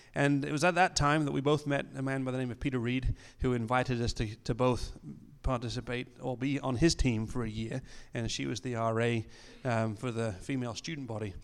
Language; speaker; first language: English; native; English